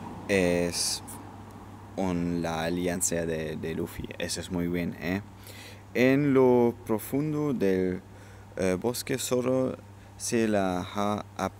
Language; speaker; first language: Spanish; non-native, learner; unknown